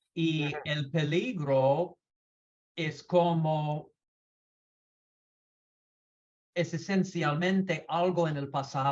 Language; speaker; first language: Spanish; non-native, learner; English